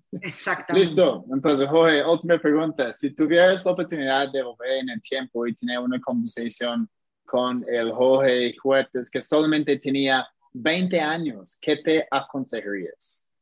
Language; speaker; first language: Spanish; non-native, fluent; English